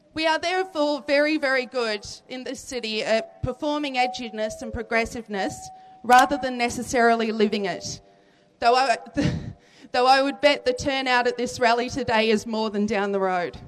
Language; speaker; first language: English; native; English